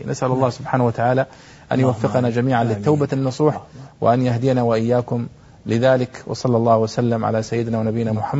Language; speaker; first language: Arabic; native; Arabic